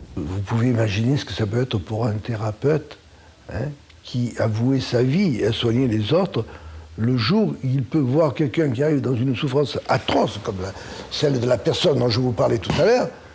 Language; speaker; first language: French; native; French